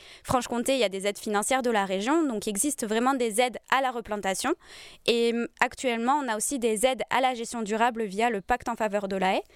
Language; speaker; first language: French; native; French